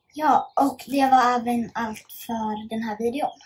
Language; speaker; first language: Swedish; native; Swedish